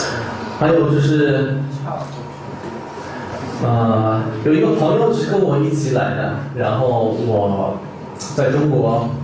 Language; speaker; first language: Chinese; non-native, fluent; Korean